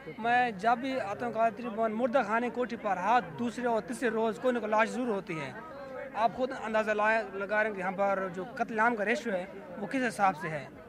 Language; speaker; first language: Urdu; non-native, local second language; Punjabi